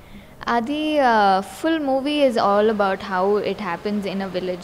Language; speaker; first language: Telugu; non-native, learner; Tamil